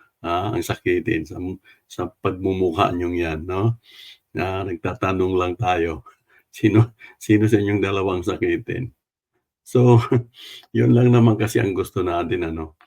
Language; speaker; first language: Filipino; non-native, local second language; Cebuano